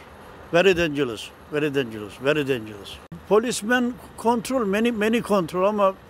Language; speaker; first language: English; non-native, learner; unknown